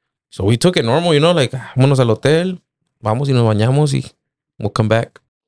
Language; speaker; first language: English; early bilingual, other home language; Spanish